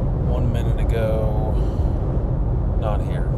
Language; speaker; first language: English; native; English